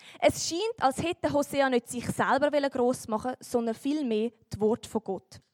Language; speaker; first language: German; native; German